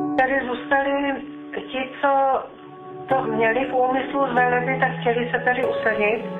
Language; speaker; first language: Czech; non-native, local second language; German